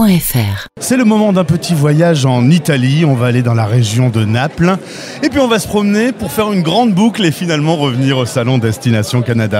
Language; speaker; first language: French; native; French